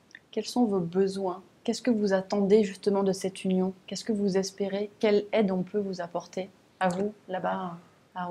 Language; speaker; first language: French; native; French